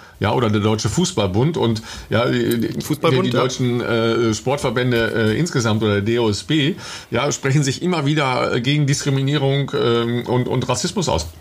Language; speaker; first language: German; native; German